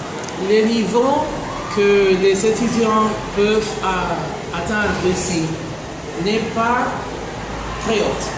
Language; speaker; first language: French; non-native, fluent; Spanish